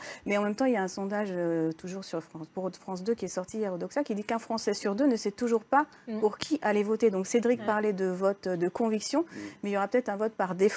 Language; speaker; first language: French; native; French